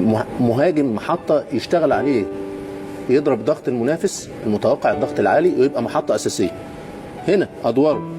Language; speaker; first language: Arabic; native; Arabic